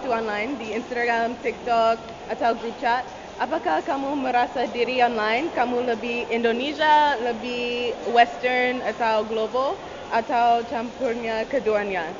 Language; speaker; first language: Indonesian; non-native, learner; English